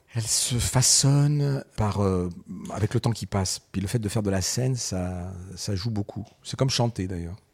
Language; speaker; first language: French; early bilingual, other home language; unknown